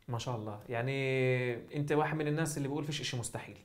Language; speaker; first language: Arabic; native; Arabic